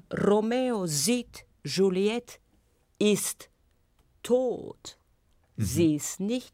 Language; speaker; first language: German; non-native, fluent; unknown